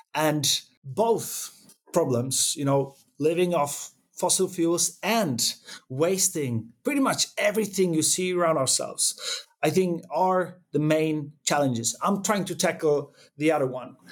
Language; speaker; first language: English; non-native, fluent; Czech